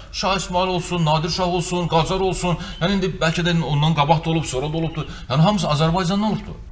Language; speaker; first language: Azerbaijani; native; Azerbaijani